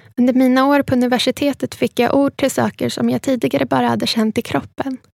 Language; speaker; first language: Swedish; early bilingual, other home language; Spanish